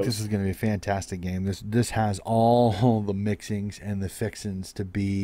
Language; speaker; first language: English; native; English